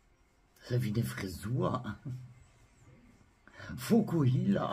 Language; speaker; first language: German; native; German